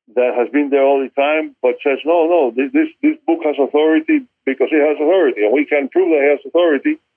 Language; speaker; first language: English; non-native, fluent; Spanish